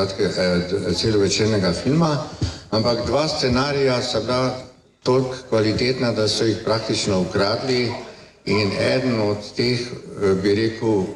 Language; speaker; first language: Slovenian; native; Slovenian